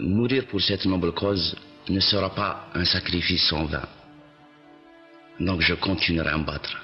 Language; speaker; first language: French; non-native, local second language; Kabyle